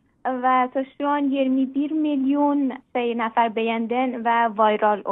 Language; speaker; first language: Turkish; non-native, learner; Persian